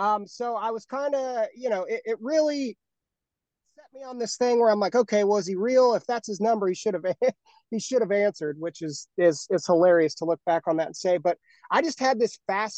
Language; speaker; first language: English; native; English